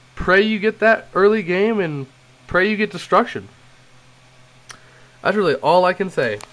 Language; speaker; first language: English; native; English